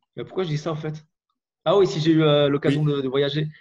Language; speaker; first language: French; native; French